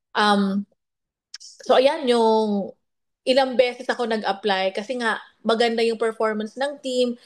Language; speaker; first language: Filipino; non-native, local second language; Bikol